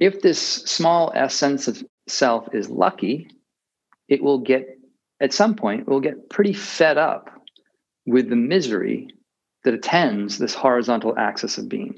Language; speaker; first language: English; native; English